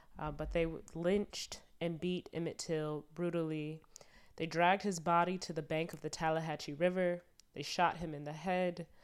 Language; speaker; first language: English; native; English